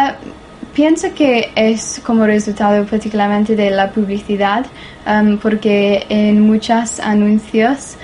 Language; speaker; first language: Spanish; non-native, learner; English